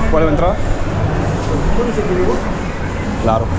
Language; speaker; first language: Spanish; non-native, fluent; English